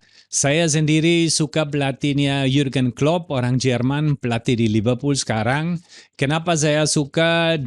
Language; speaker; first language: Indonesian; non-native, fluent; German